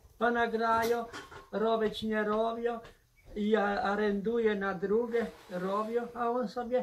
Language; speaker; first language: Polish; early bilingual, heritage; Polish